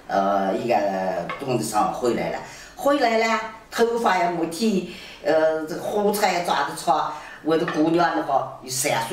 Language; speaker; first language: Chinese; native; Chinese